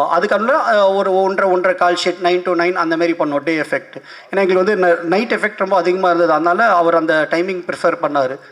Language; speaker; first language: Tamil; non-native, local second language; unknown